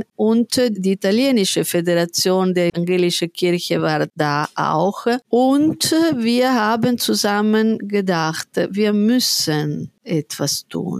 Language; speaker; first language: German; non-native, fluent; Italian